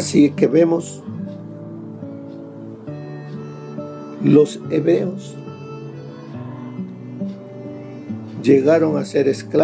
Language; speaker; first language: Spanish; native; Spanish